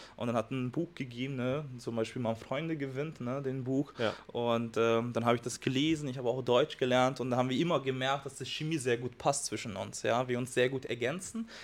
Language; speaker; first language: German; non-native, fluent; Hungarian